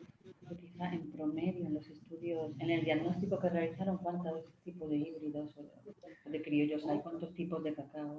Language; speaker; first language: Spanish; native; Spanish